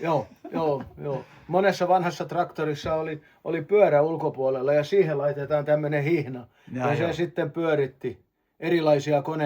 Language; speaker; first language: Finnish; native; Finnish